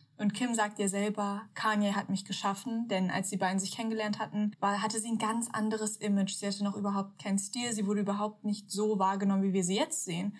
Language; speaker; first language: German; early bilingual, other home language; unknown